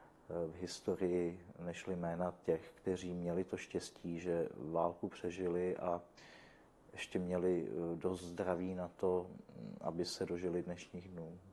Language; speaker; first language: Czech; native; Czech